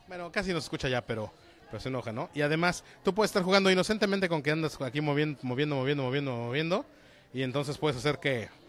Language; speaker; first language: Spanish; native; Spanish